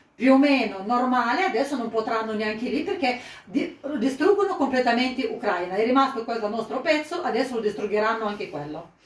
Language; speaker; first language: Italian; non-native, fluent; Ukrainian